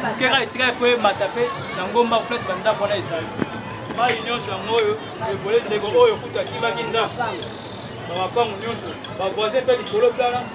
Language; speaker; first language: Lingala; native; Lingala